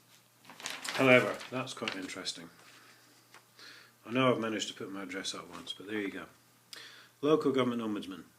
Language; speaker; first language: English; native; English